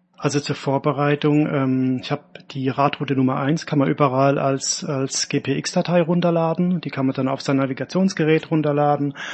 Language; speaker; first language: German; native; German